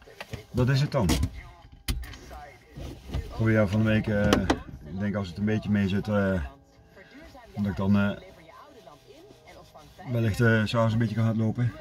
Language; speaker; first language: Dutch; native; Dutch